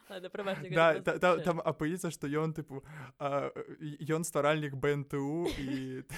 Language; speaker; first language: Belarusian; native; Belarusian